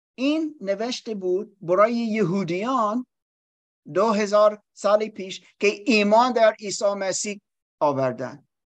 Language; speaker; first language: Persian; non-native, learner; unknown